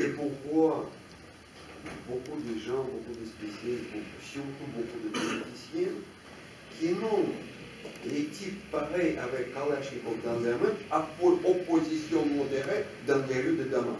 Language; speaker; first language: French; non-native, fluent; Russian